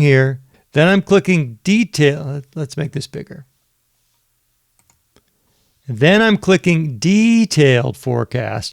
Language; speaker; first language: English; native; English